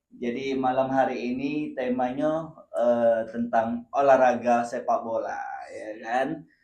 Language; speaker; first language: Indonesian; native; Indonesian